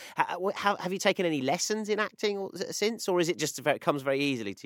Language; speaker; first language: English; native; English